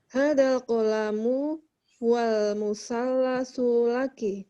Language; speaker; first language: Arabic; non-native, learner; Indonesian